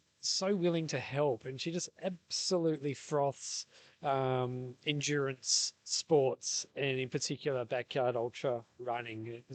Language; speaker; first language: English; native; English